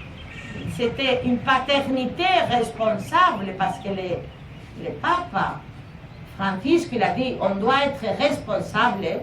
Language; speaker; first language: French; non-native, learner; Spanish